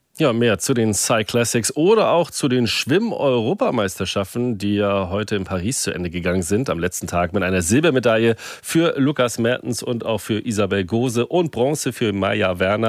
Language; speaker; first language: German; native; German